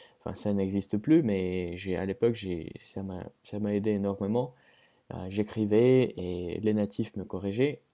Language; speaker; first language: French; non-native, fluent; Russian